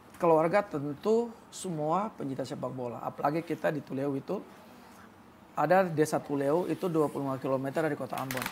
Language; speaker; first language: Indonesian; native; Indonesian